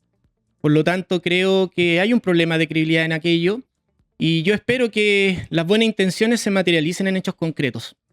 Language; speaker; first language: Spanish; native; Spanish